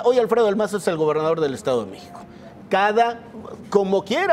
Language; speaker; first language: Spanish; native; Spanish